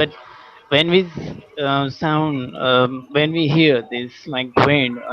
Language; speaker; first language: English; non-native, learner; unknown